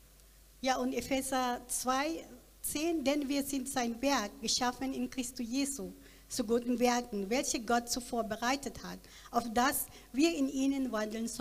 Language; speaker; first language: German; non-native, learner; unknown